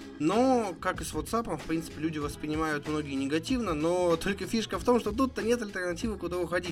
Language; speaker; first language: Russian; native; Russian